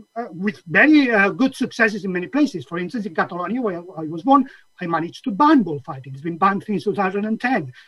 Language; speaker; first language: English; non-native, fluent; Catalan